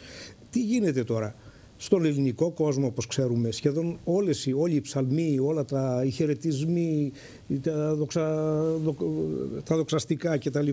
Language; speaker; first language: Greek; native; Greek